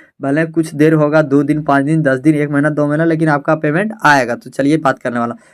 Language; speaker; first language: Hindi; native; Hindi